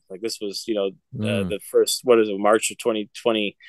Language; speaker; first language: English; native; English